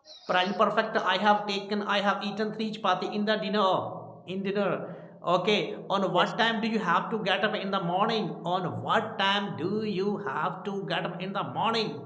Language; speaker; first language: English; non-native, local second language; Hindi